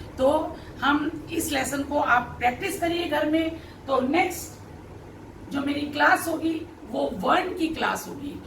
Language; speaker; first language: Hindi; native; Hindi